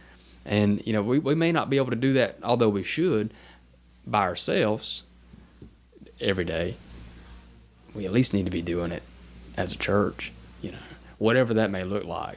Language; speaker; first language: English; native; English